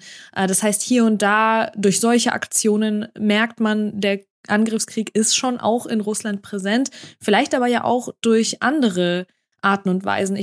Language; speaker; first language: German; early bilingual, other home language; Russian